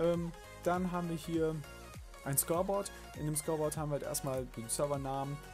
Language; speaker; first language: German; native; German